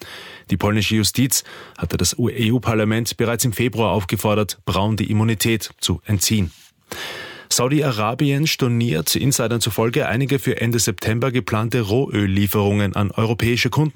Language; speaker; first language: German; native; German